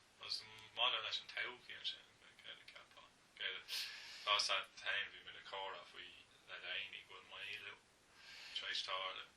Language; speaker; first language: Irish; native; Irish